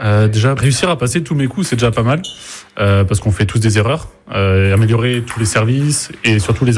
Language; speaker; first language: French; native; French